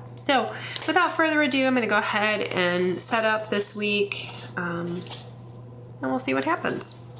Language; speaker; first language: English; native; English